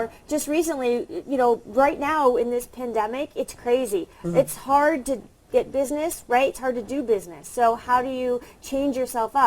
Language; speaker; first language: English; native; English